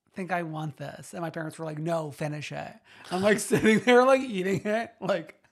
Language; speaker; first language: English; early bilingual, other home language; Italian